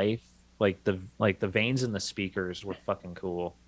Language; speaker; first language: English; native; English